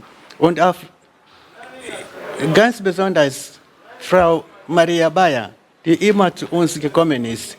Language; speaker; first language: German; non-native, learner; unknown